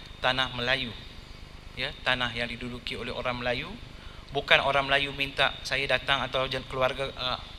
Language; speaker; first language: Malay; non-native, local second language; Tamil